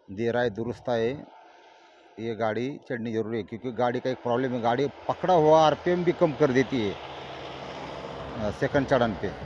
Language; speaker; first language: Hindi; non-native, local second language; Marathi